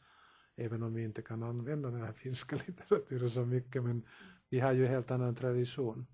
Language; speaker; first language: Swedish; non-native, local second language; Finnish